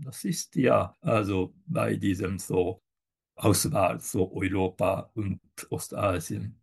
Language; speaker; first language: German; non-native, fluent; Japanese